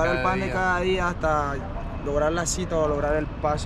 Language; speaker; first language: Spanish; native; Spanish